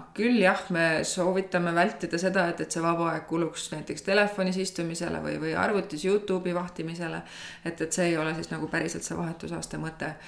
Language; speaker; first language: Estonian; native; Estonian